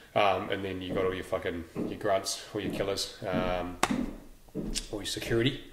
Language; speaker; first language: English; native; English